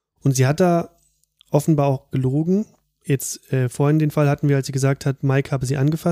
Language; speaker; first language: German; native; German